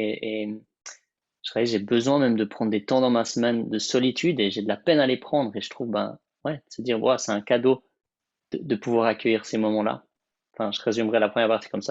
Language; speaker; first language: French; native; French